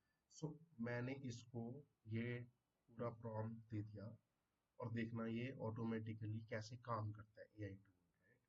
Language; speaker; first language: Hindi; non-native, local second language; Punjabi